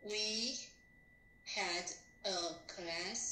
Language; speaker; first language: English; non-native, learner; Chinese